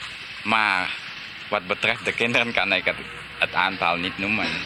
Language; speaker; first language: Dutch; early bilingual, heritage; Dutch